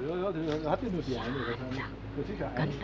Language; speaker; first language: German; native; German